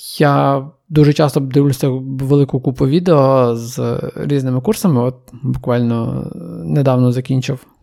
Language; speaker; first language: Ukrainian; native; Ukrainian